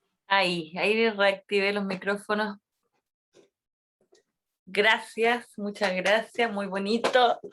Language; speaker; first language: Spanish; native; Spanish